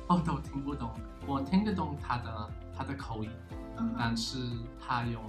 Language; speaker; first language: Chinese; non-native, learner; English